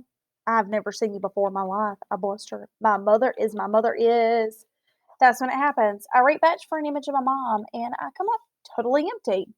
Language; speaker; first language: English; native; English